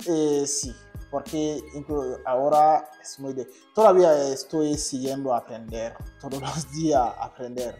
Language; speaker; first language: Spanish; non-native, learner; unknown